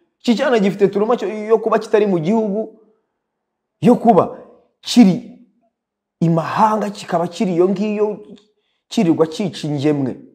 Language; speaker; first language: Kinyarwanda; early bilingual, heritage; Kinyarwanda